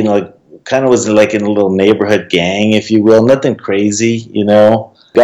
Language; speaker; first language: English; native; English